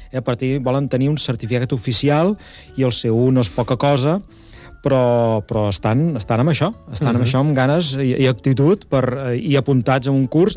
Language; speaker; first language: Catalan; native; Catalan